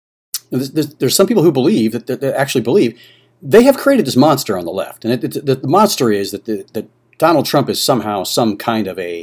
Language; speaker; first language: English; native; English